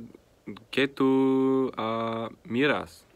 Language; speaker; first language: Spanish; non-native, learner; English